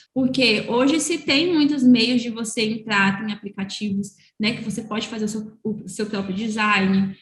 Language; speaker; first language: Portuguese; native; Portuguese